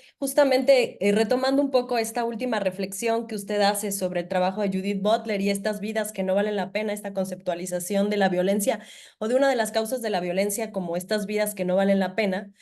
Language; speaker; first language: Spanish; native; Spanish